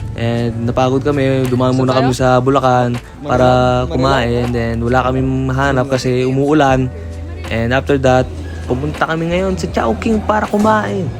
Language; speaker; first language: Filipino; early bilingual, heritage; Filipino